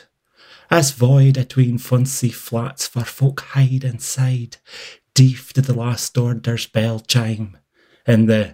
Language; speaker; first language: English; native; English